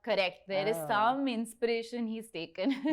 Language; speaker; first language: Telugu; non-native, learner; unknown